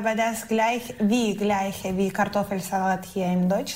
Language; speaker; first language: German; non-native, learner; Ukrainian